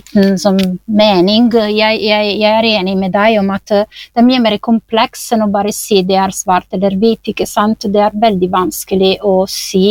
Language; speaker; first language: Norwegian; non-native, fluent; Italian